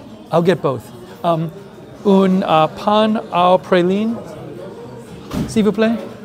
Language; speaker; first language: French; non-native, learner; English